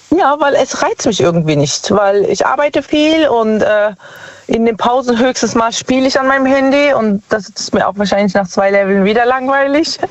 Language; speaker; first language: German; native; German